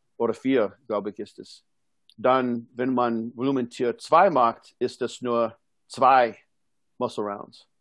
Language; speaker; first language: German; non-native, fluent; English